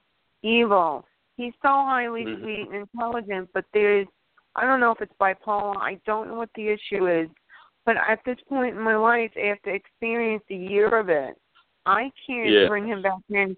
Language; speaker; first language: English; native; English